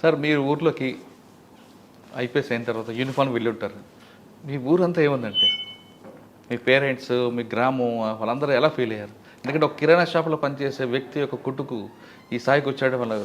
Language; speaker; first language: Telugu; native; Telugu